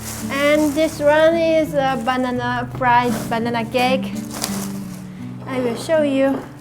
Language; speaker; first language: English; non-native, learner; Vietnamese